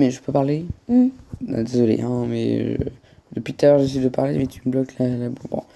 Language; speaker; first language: French; native; French